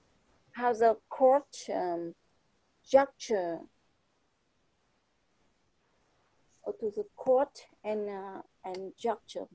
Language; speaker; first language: English; non-native, fluent; Vietnamese